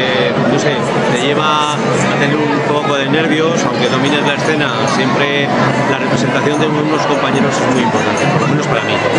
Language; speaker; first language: Spanish; native; Spanish